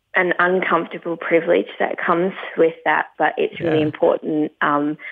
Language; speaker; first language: English; native; English